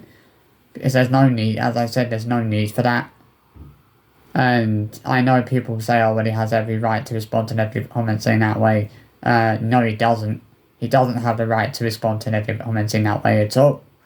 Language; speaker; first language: English; native; English